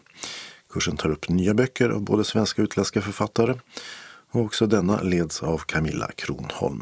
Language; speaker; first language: Swedish; native; Swedish